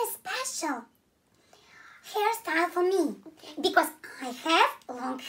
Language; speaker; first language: English; non-native, learner; Russian